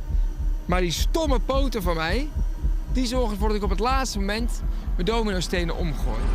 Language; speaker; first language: Dutch; native; Dutch